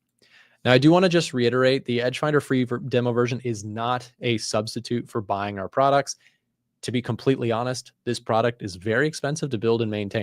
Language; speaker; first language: English; native; English